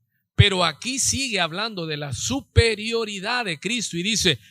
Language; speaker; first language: Spanish; native; Spanish